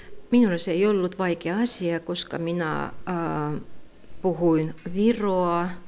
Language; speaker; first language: Finnish; non-native, fluent; Russian